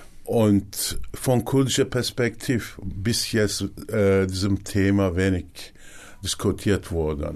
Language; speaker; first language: German; non-native, learner; Kurdish